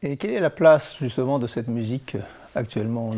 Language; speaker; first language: French; native; French